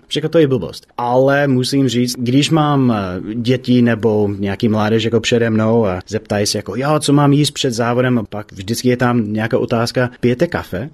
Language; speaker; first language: Czech; non-native, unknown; English